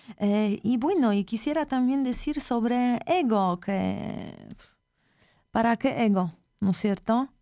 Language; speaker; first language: Spanish; non-native, fluent; Polish